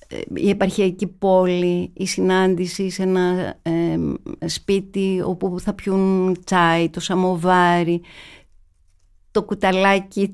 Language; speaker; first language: Greek; native; Greek